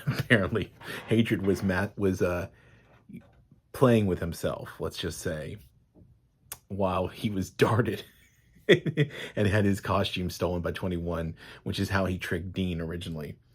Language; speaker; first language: English; native; English